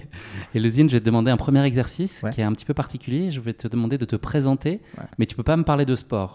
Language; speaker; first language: French; native; French